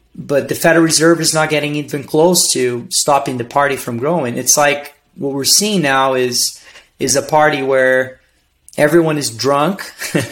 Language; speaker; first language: English; non-native, fluent; Portuguese